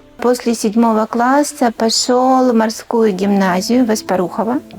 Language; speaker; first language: Russian; native; Russian